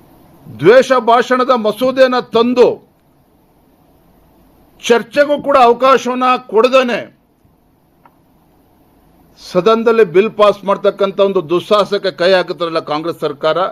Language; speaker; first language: Kannada; native; Kannada